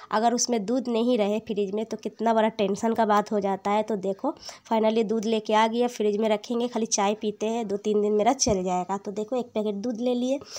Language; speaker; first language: Hindi; non-native, local second language; Bangla